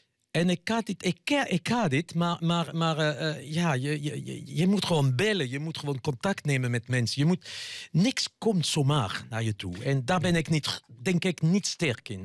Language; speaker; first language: Dutch; non-native, fluent; French